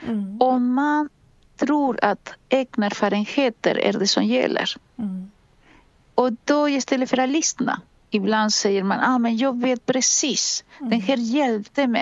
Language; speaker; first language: Swedish; non-native, fluent; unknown